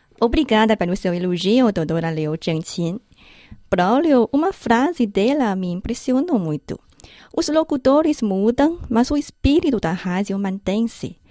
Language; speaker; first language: Portuguese; non-native, fluent; Chinese